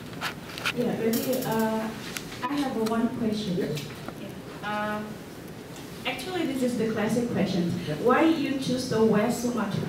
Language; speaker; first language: English; non-native, learner; Indonesian